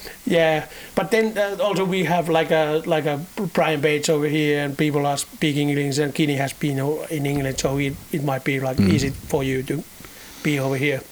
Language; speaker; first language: English; non-native, fluent; Finnish